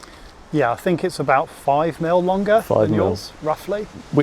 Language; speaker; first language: English; native; English